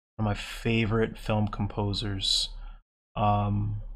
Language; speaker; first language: English; native; English